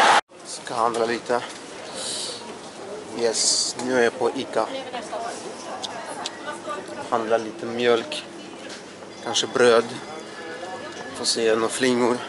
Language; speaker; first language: Swedish; non-native, learner; Russian